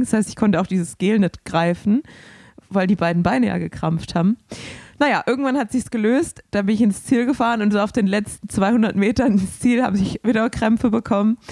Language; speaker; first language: German; native; German